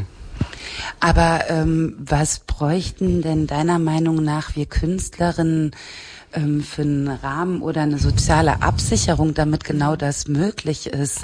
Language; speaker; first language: German; native; German